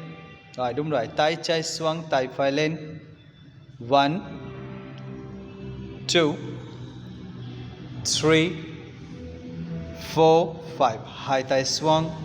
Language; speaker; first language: Vietnamese; non-native, fluent; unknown